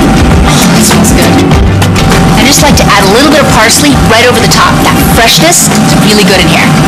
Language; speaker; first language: English; early bilingual, other home language; Italian